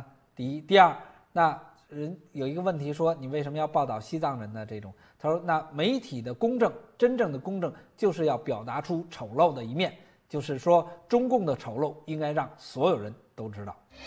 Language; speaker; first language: Chinese; native; Chinese